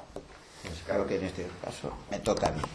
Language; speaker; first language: Spanish; native; Spanish